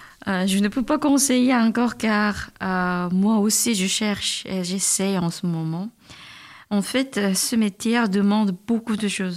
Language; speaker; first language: French; non-native, learner; Korean